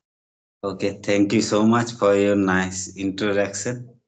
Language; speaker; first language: English; non-native, learner; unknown